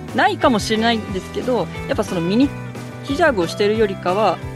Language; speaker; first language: Japanese; native; Japanese